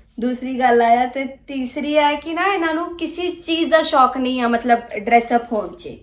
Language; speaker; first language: Punjabi; early bilingual, heritage; Punjabi